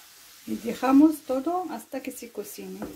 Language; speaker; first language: Spanish; non-native, fluent; Arabic